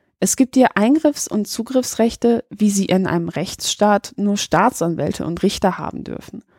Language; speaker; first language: German; early bilingual, other home language; Polish